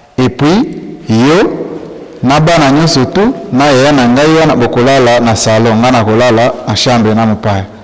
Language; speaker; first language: Lingala; non-native, local second language; Swahili